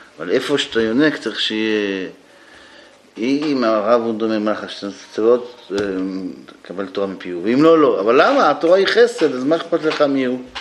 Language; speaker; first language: Hebrew; native; Hebrew